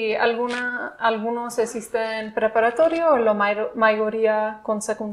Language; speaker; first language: Spanish; non-native, fluent; English